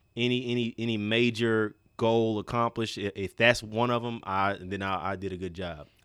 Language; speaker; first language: English; native; English